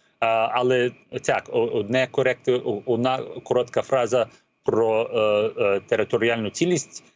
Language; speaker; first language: Ukrainian; early bilingual, heritage; Ukrainian